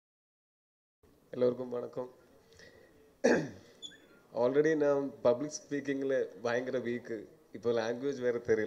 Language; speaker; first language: Tamil; non-native, learner; Malayalam